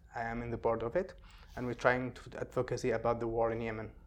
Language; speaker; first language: English; non-native, fluent; Arabic